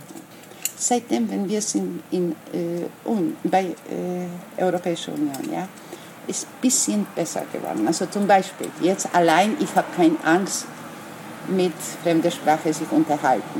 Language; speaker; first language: German; non-native, learner; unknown